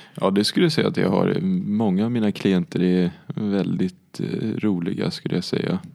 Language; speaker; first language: Swedish; early bilingual, other home language; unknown